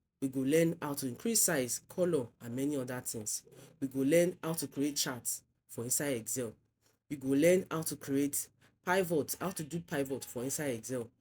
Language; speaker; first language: Nigerian Pidgin; non-native, local second language; Yoruba